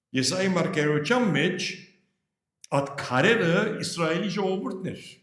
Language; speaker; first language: Armenian; early bilingual, heritage; Armenian